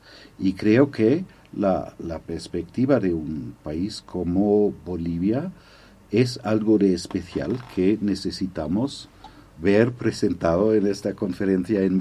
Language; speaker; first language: Spanish; non-native, fluent; German